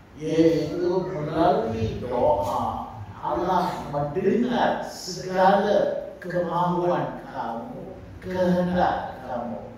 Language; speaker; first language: Malay; non-native, local second language; Tamil